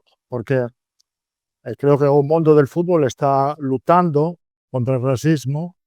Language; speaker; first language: Spanish; non-native, fluent; Italian